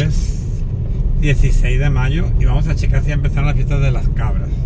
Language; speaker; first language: Spanish; native; Spanish